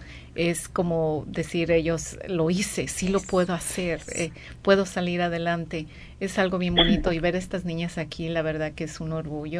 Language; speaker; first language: Spanish; native; Spanish